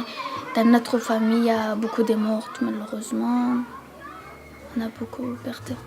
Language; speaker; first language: French; non-native, learner; Georgian